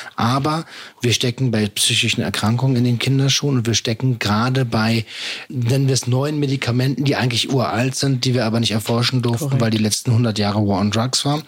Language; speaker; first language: German; native; German